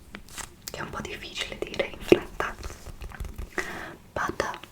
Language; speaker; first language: Italian; non-native, fluent; English